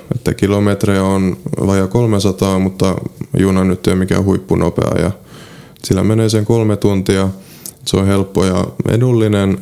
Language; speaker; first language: Finnish; early bilingual, other home language; Polish